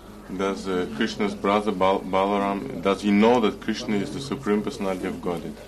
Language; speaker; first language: English; non-native, fluent; Russian